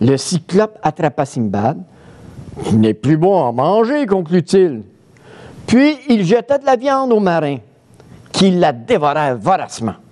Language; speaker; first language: French; native; French